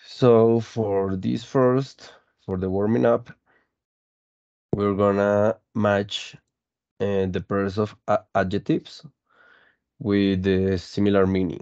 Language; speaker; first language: English; non-native, fluent; Spanish